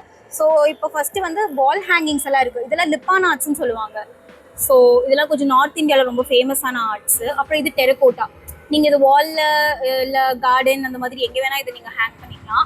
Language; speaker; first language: Tamil; native; Tamil